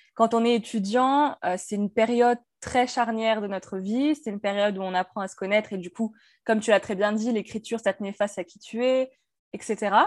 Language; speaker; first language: French; native; French